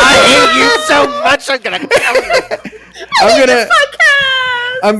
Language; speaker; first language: English; native; English